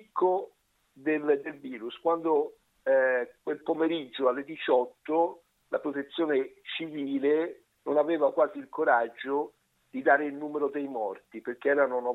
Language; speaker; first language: Italian; native; Italian